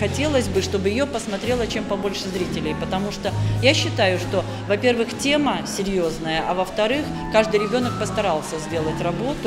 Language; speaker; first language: Russian; native; Russian